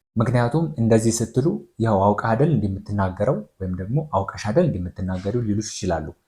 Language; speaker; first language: Amharic; non-native, local second language; Oromo